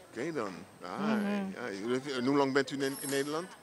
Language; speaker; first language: Dutch; native; Dutch